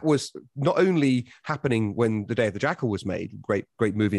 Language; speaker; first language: English; native; English